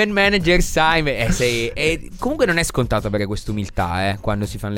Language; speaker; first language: Italian; native; Italian